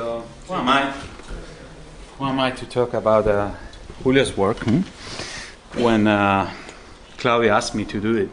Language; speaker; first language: English; non-native, fluent; Spanish